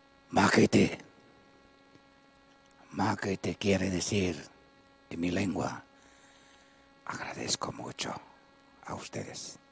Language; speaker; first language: Spanish; non-native, local second language; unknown